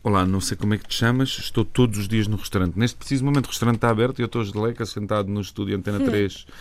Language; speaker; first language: Portuguese; non-native, fluent; Bosnian